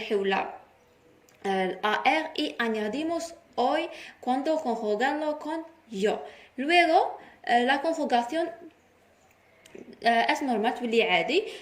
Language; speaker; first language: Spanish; non-native, fluent; Arabic